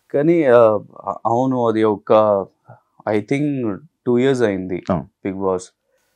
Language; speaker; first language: Telugu; non-native, learner; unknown